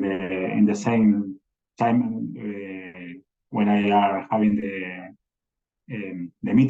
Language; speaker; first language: English; non-native, learner; Spanish